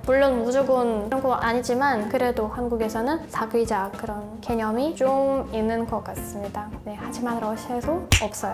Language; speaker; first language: Korean; non-native, fluent; Russian